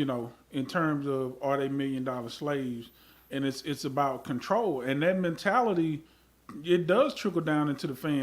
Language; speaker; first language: English; native; English